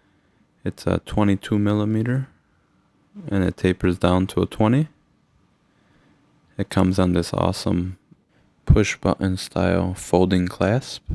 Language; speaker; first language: English; native; English